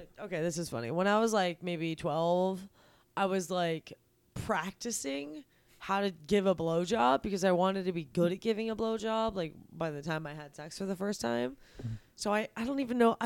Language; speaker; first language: English; native; English